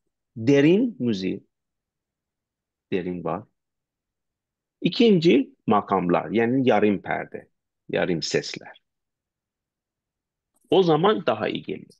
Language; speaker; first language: Turkish; non-native, learner; Persian